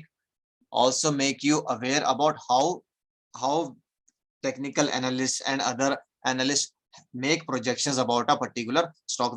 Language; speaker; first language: English; non-native, local second language; Hindi